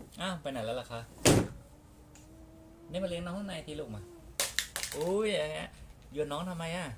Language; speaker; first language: Thai; native; Thai